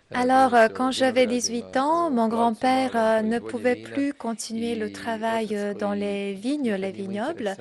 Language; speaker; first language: French; non-native, fluent; Croatian